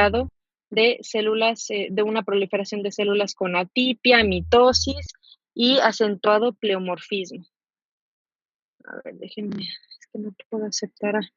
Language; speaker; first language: Spanish; native; Spanish